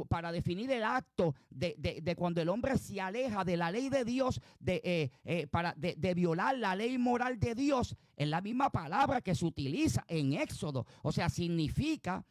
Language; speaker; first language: Spanish; native; Spanish